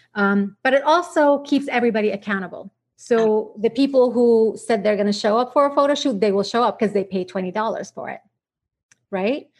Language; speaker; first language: English; non-native, fluent; Arabic